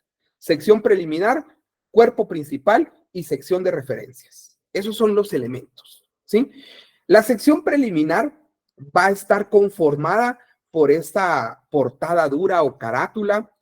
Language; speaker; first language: Spanish; native; Spanish